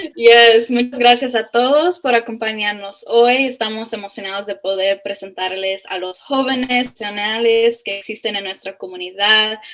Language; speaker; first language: Spanish; early bilingual, heritage; Spanish